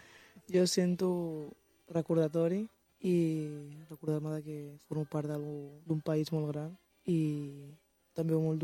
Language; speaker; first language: Catalan; early bilingual, other home language; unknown